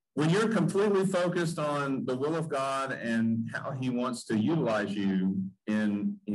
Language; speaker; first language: English; native; English